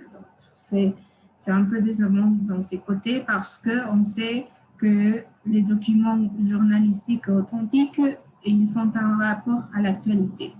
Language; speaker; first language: French; non-native, fluent; Spanish